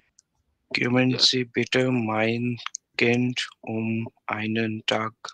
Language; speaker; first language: German; non-native, learner; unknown